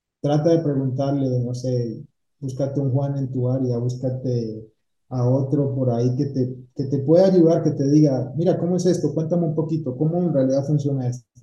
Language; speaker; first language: Spanish; native; Spanish